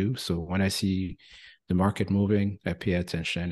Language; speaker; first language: English; non-native, fluent; French